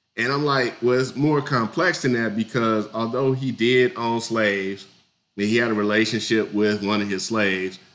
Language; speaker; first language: English; native; English